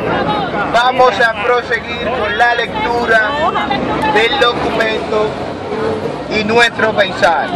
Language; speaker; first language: Spanish; native; Spanish